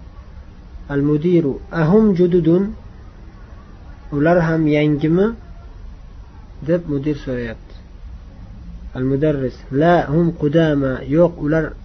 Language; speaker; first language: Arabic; non-native, fluent; Uzbek